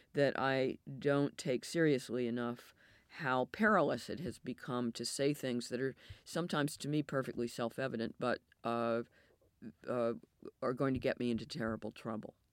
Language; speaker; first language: English; native; English